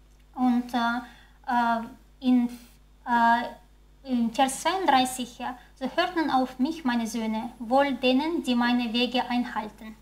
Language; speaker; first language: German; non-native, fluent; Chinese